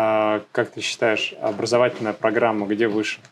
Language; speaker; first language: Russian; native; Russian